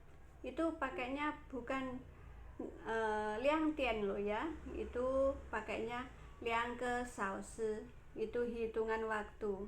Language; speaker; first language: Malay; non-native, local second language; Javanese